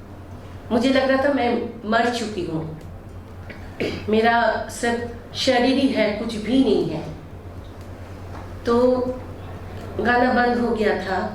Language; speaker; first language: Hindi; non-native, local second language; Bangla